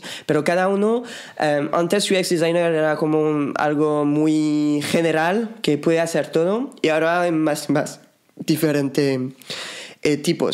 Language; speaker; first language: Spanish; non-native, fluent; French